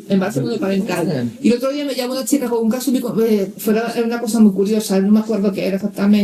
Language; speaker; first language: Spanish; native; Spanish